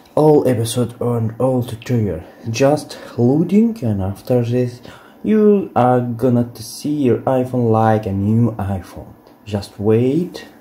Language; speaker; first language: English; non-native, learner; Arabic